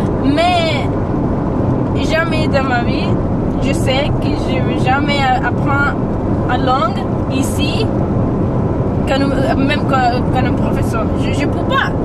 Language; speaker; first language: French; non-native, learner; Spanish